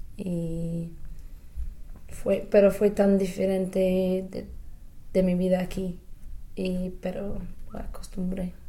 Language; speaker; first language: Spanish; non-native, fluent; English